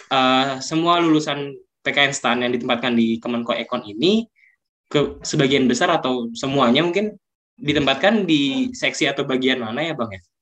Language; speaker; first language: Indonesian; native; Indonesian